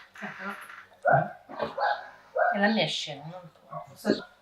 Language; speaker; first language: Italian; non-native, fluent; Ukrainian